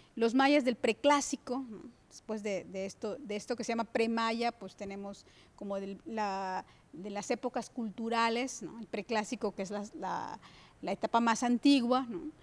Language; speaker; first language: Spanish; native; Spanish